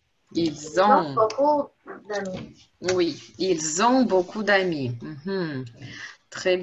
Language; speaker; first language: French; non-native, fluent; Russian